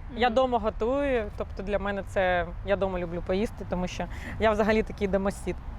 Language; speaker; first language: Ukrainian; native; Ukrainian